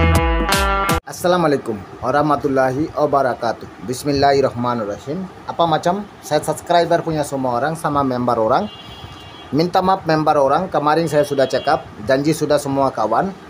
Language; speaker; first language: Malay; non-native, learner; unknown